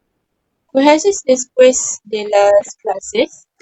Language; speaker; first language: Spanish; non-native, learner; Malay